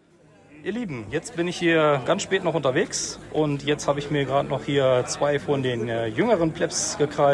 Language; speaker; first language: German; native; German